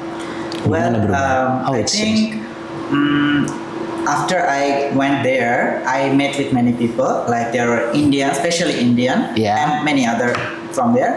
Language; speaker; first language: English; non-native, fluent; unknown